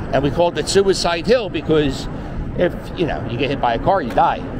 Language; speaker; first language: English; native; English